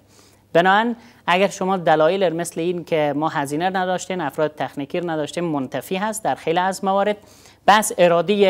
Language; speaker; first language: Persian; native; Persian